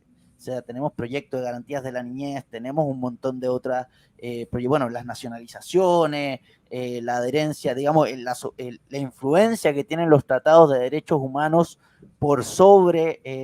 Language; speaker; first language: Spanish; native; Spanish